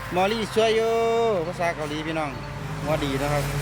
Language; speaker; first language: Thai; native; Thai